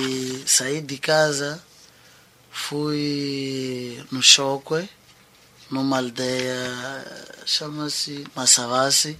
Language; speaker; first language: Portuguese; non-native, local second language; Tsonga